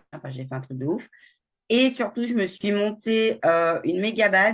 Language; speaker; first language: French; native; French